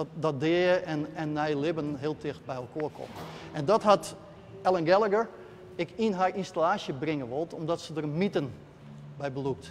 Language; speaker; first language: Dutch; non-native, local second language; Western Frisian